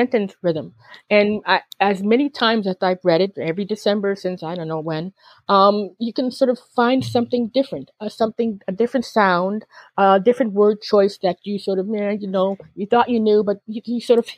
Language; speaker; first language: English; native; English